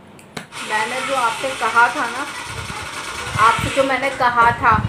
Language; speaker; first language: Hindi; native; Hindi